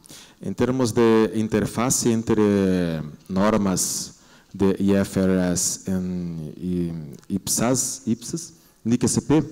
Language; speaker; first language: Spanish; non-native, learner; Portuguese